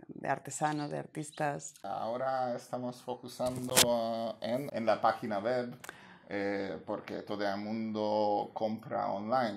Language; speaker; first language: Spanish; non-native, fluent; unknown